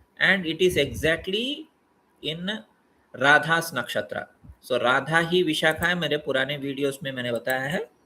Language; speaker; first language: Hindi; non-native, local second language; Telugu